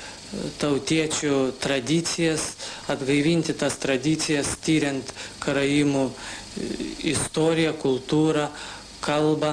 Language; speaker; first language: Lithuanian; non-native, local second language; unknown